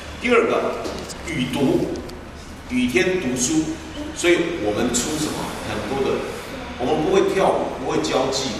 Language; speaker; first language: Chinese; non-native, local second language; Hakka Chinese